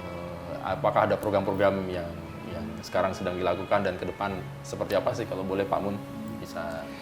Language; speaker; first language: Indonesian; native; Indonesian